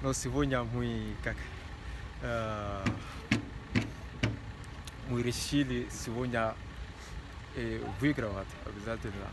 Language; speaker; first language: Russian; non-native, learner; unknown